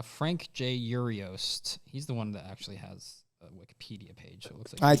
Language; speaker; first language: English; native; English